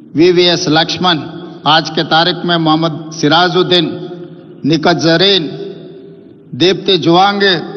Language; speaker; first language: Hindi; non-native, local second language; Telugu